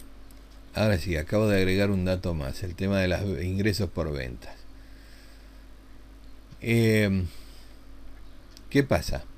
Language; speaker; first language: Spanish; native; Spanish